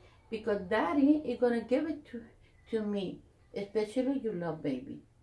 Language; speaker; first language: English; non-native, learner; Spanish